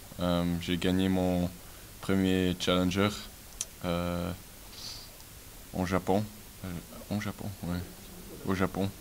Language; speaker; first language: French; non-native, local second language; Dutch